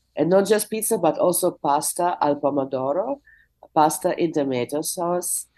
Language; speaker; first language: English; non-native, fluent; Russian